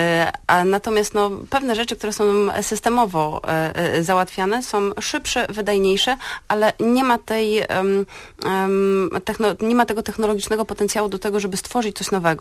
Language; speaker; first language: Polish; native; Polish